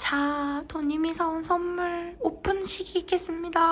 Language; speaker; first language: Korean; native; Korean